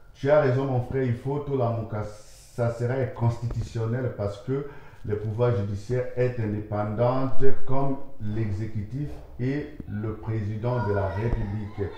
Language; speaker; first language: French; non-native, local second language; Lingala